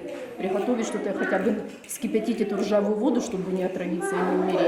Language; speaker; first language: Russian; native; Russian